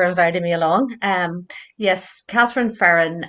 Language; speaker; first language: English; native; English